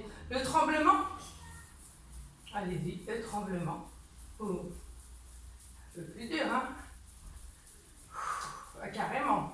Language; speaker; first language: French; native; French